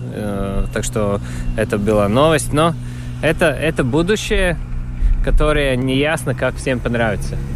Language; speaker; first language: Russian; non-native, local second language; Latvian